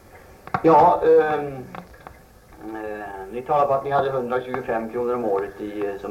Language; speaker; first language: Swedish; native; Swedish